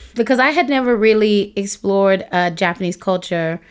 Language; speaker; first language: English; native; English